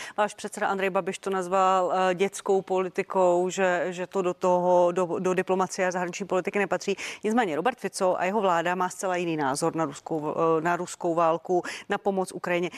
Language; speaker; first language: Czech; native; Czech